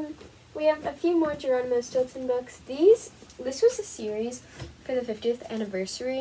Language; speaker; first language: English; native; English